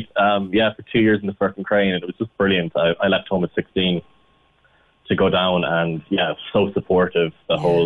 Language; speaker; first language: English; native; English